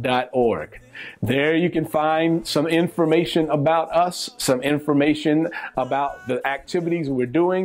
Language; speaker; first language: English; native; English